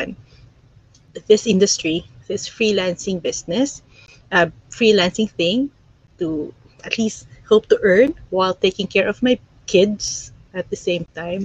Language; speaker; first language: English; non-native, local second language; Filipino